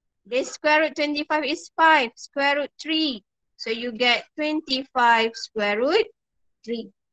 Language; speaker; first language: English; non-native, local second language; Malay